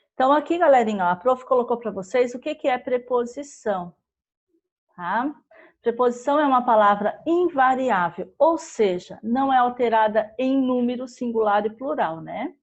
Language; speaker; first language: Portuguese; native; Portuguese